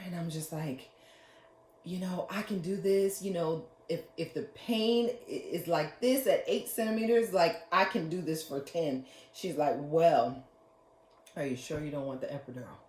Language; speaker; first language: English; native; English